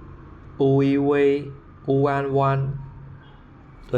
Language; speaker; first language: Chinese; non-native, learner; Khmer